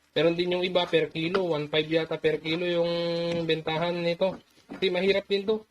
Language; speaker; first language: Filipino; non-native, local second language; Iloko